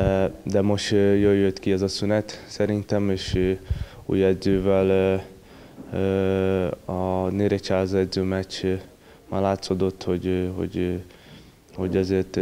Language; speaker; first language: Hungarian; non-native, learner; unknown